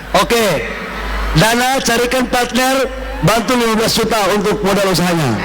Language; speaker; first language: Indonesian; native; Indonesian